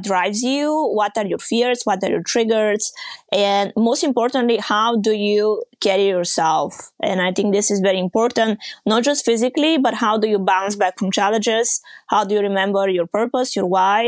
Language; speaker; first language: English; non-native, fluent; Bulgarian